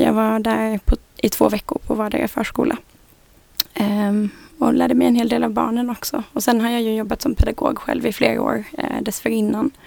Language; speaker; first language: Swedish; native; Swedish